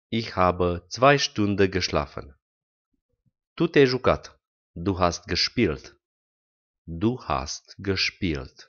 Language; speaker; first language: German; non-native, fluent; Romanian